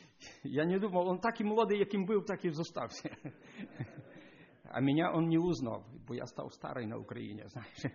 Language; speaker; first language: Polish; non-native, learner; Ukrainian